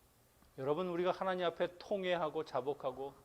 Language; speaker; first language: Korean; native; Korean